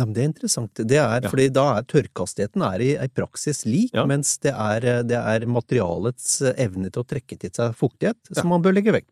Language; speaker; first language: Norwegian; native; Norwegian